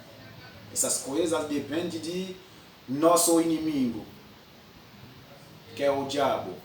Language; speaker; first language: Portuguese; non-native, fluent; French